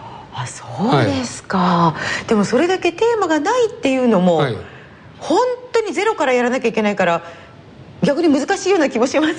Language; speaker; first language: Japanese; native; Japanese